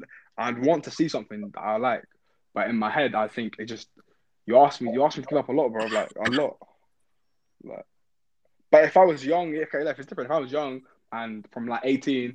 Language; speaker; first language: English; native; English